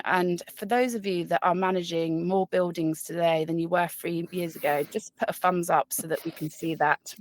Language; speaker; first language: English; native; English